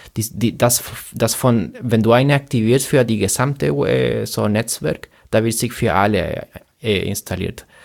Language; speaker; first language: German; non-native, fluent; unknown